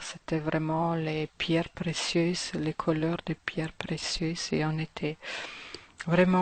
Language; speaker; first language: French; non-native, fluent; German